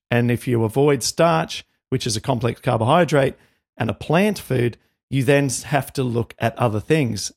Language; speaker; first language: English; native; English